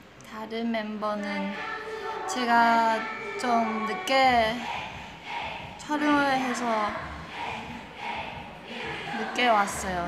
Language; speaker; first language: Korean; non-native, fluent; Chinese